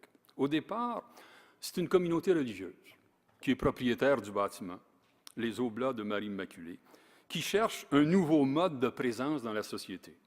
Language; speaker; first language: French; native; French